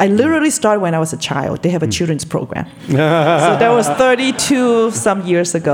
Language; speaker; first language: English; non-native, local second language; Cantonese